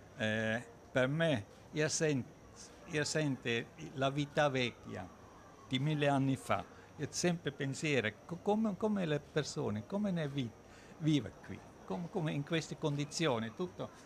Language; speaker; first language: Italian; non-native, learner; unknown